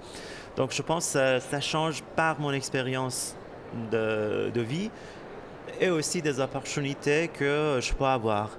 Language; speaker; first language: French; non-native, fluent; Persian